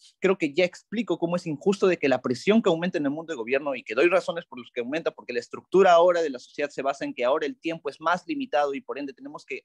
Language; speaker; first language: Spanish; native; Spanish